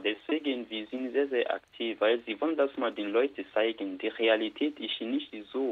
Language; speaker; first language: German; non-native, learner; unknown